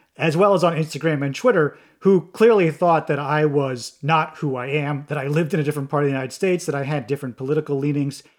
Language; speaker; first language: English; native; English